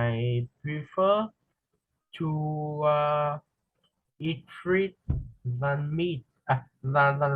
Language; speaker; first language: English; non-native, learner; Vietnamese